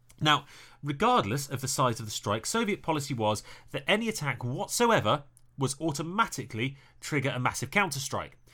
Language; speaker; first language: English; native; English